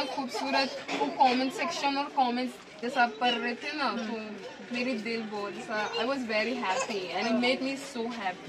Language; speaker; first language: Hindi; non-native, learner; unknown